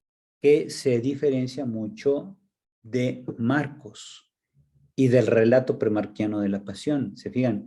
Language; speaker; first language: Spanish; native; Spanish